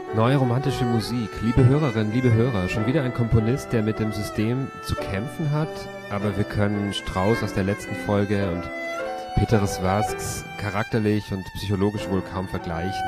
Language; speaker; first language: German; native; German